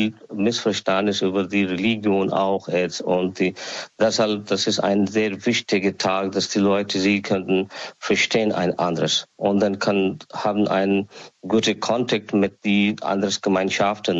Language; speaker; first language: German; non-native, learner; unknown